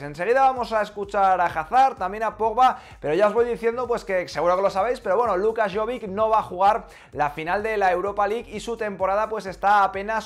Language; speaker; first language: Spanish; native; Spanish